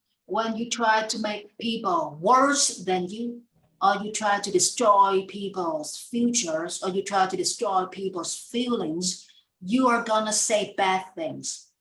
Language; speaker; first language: English; non-native, fluent; Vietnamese